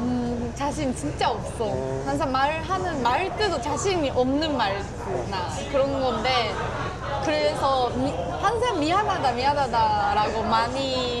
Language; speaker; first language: Korean; non-native, fluent; Japanese